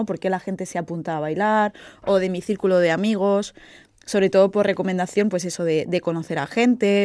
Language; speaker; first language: Spanish; native; Spanish